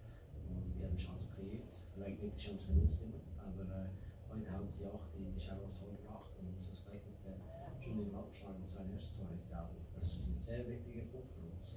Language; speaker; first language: German; non-native, learner; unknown